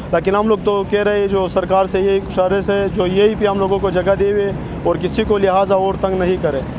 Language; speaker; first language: Urdu; early bilingual, other home language; Pashto